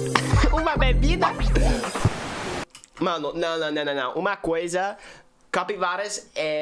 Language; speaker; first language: Portuguese; non-native, learner; English